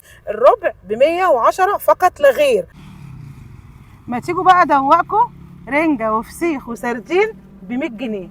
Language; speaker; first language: Arabic; native; Arabic